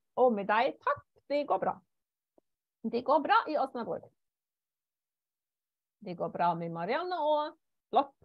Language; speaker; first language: Norwegian; non-native, fluent; German